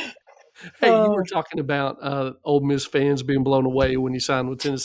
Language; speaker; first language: English; native; English